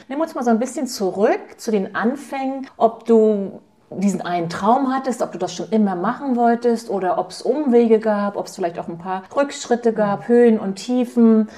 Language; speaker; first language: German; native; German